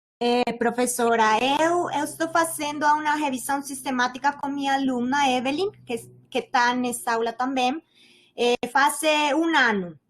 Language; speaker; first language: Portuguese; non-native, learner; Spanish